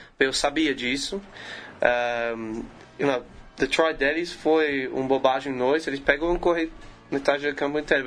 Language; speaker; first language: Portuguese; non-native, learner; English